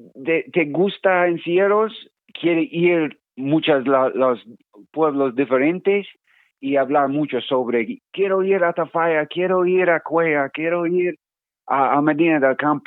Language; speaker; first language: Spanish; non-native, learner; English